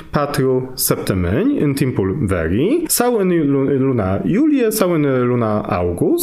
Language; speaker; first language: Romanian; non-native, fluent; Polish